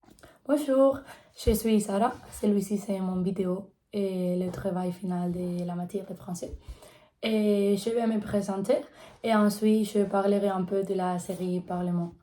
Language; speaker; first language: French; non-native, learner; Spanish